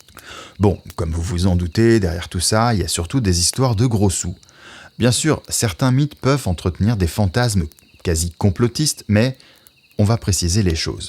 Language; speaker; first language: French; native; French